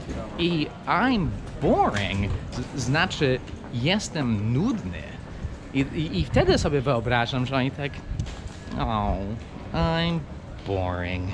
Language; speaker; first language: Polish; non-native, fluent; English